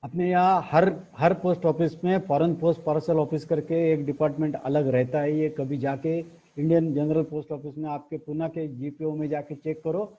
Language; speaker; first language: Hindi; non-native, local second language; Marathi